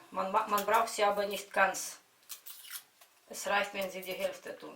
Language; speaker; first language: German; non-native, fluent; Russian